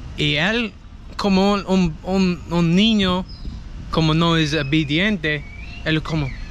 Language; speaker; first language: Spanish; non-native, learner; English